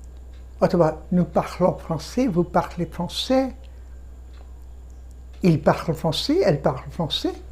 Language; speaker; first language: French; non-native, fluent; Bangla